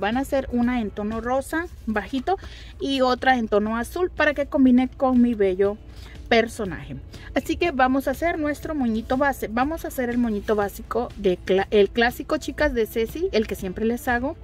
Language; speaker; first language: Spanish; native; Spanish